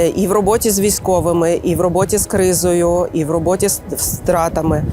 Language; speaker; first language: Ukrainian; native; Ukrainian